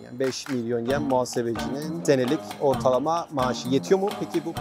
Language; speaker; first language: Turkish; native; Turkish